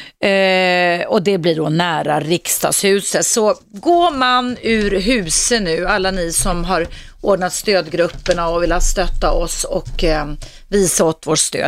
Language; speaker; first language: Swedish; native; Swedish